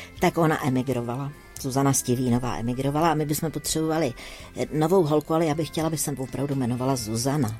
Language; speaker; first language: Czech; native; Czech